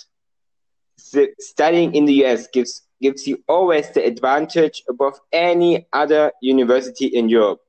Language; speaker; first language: English; non-native, fluent; German